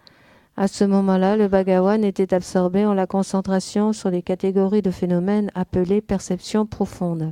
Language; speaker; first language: French; native; French